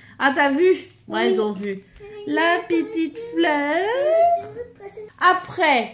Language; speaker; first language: French; native; French